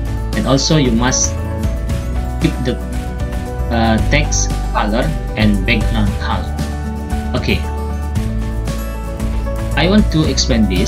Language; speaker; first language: English; non-native, learner; Indonesian